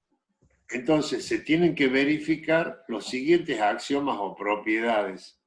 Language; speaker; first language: Spanish; native; Spanish